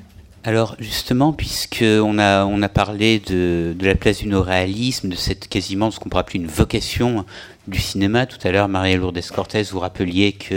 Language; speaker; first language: French; native; French